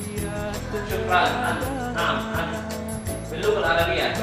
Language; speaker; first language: Arabic; non-native, learner; Indonesian